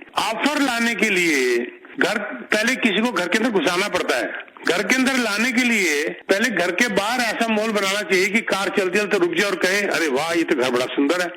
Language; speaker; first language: Hindi; native; Hindi